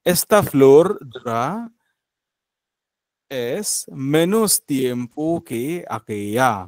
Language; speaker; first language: Spanish; non-native, fluent; Marathi